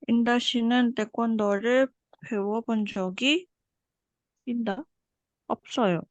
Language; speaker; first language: Korean; non-native, learner; Indonesian